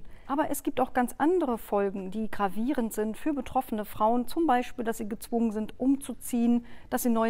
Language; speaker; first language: German; native; German